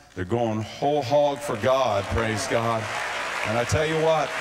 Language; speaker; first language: English; native; English